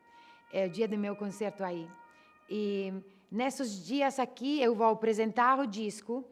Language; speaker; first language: Portuguese; non-native, fluent; Italian